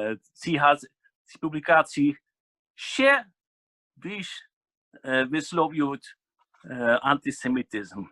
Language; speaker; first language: Ukrainian; non-native, fluent; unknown